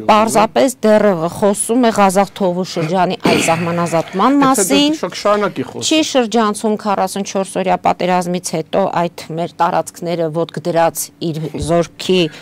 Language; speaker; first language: Armenian; native; Armenian